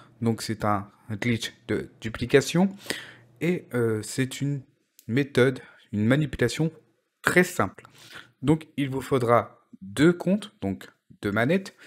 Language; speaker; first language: French; native; French